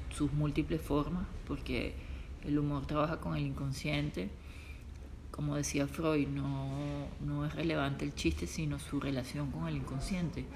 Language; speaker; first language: Spanish; native; Spanish